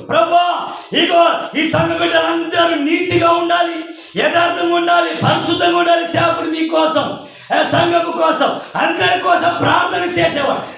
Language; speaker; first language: Telugu; non-native, local second language; Koya